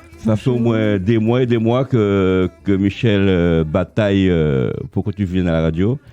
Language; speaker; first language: French; native; French